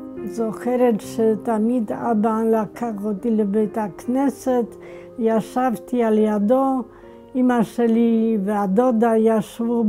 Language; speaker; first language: Hebrew; non-native, fluent; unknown